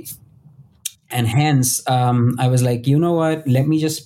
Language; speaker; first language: English; non-native, local second language; Gujarati